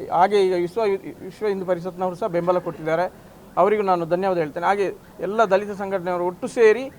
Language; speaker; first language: Kannada; non-native, local second language; Tulu